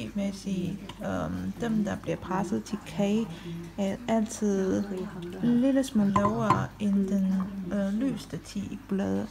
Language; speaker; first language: Danish; non-native, fluent; Chinese